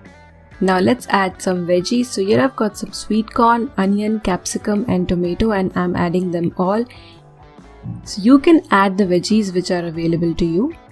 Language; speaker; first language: English; non-native, local second language; Hindi